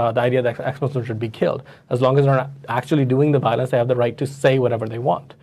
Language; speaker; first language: English; non-native, local second language; Urdu